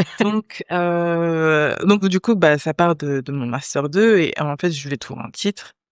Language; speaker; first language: French; native; French